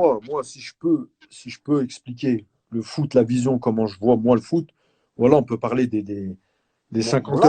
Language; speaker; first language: French; native; French